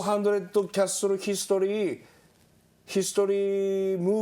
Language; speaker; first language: English; non-native, learner; Japanese